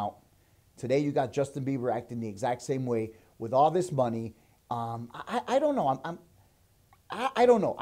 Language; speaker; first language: English; native; English